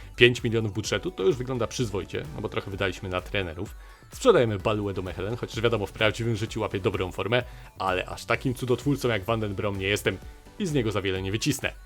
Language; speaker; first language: Polish; native; Polish